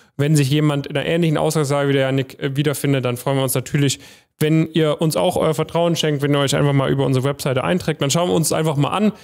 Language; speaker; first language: German; native; German